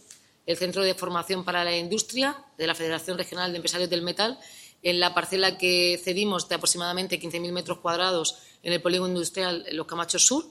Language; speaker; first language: Spanish; native; Spanish